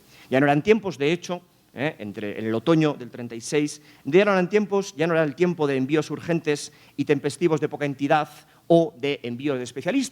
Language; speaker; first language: Spanish; native; Spanish